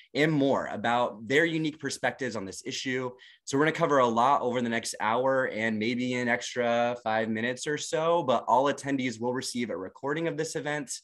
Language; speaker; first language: English; native; English